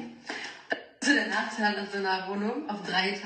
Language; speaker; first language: German; native; German